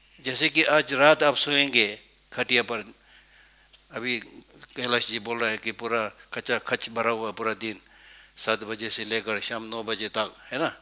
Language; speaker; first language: Hindi; non-native, fluent; Tibetan